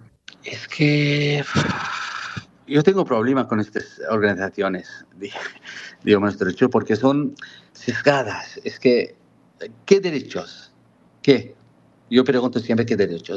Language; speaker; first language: Spanish; non-native, fluent; Arabic